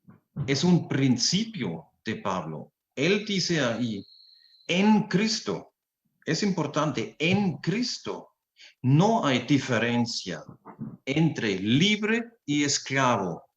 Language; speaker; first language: Spanish; non-native, fluent; German